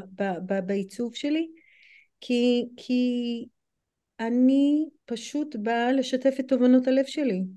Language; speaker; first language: Hebrew; non-native, fluent; English